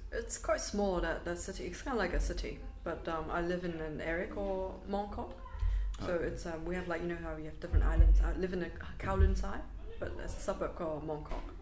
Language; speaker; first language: English; non-native, local second language; Cantonese